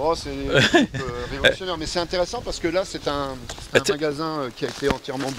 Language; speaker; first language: French; native; French